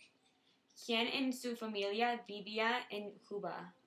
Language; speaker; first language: Spanish; non-native, learner; English